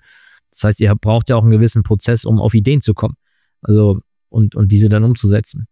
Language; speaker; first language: German; native; German